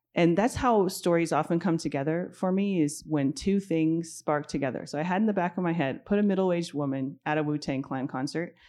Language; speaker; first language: English; native; English